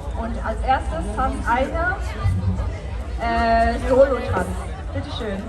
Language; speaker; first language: German; non-native, learner; Tibetan